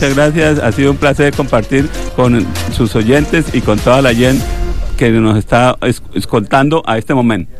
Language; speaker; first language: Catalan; non-native, learner; Spanish